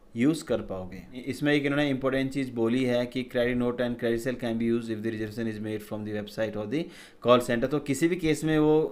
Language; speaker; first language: Hindi; native; Hindi